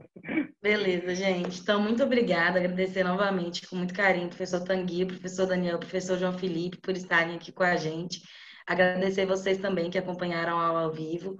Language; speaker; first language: Portuguese; native; Portuguese